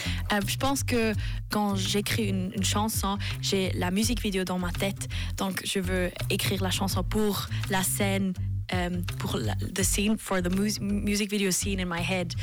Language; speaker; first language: French; non-native, learner; German